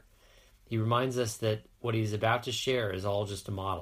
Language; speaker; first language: English; native; English